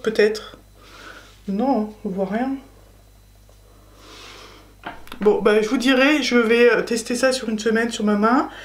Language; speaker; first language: French; native; French